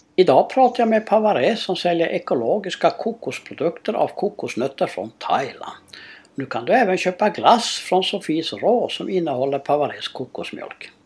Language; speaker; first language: Swedish; native; Swedish